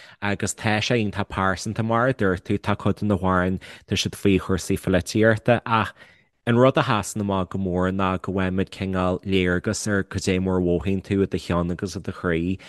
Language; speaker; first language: Irish; native; Irish